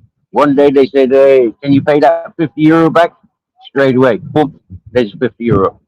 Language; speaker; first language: English; native; English